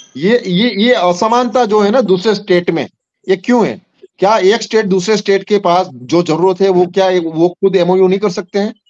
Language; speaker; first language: Hindi; non-native, local second language; Gujarati